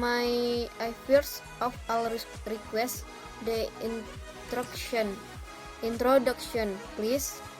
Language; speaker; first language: English; non-native, learner; Indonesian